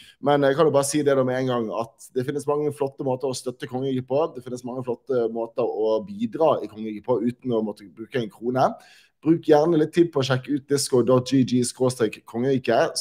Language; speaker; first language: Norwegian; native; Norwegian